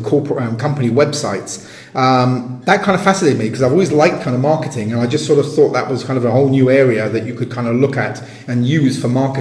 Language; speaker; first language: English; native; English